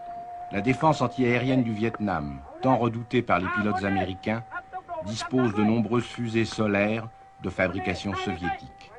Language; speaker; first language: French; native; French